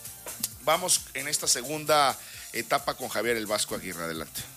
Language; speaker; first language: Spanish; native; Spanish